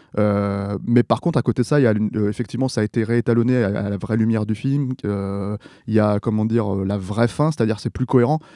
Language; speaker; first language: French; native; French